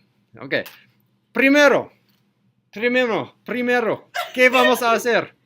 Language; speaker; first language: Spanish; non-native, learner; English